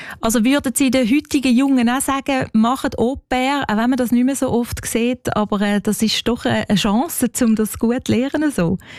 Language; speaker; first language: German; native; German